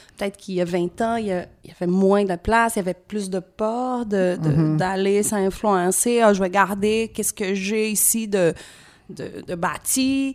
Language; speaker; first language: French; non-native, fluent; Portuguese